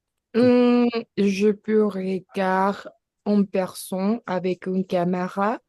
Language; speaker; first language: French; non-native, learner; Spanish